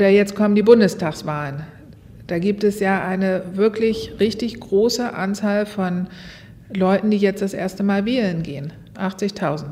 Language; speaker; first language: German; native; German